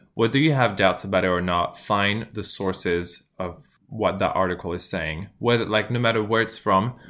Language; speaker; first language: English; non-native, fluent; French